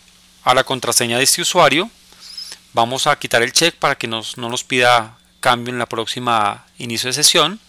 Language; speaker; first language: Spanish; native; Spanish